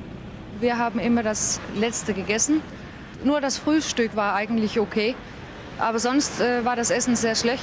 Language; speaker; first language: German; non-native, fluent; Danish